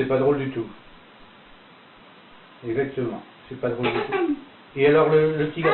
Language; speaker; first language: French; native; French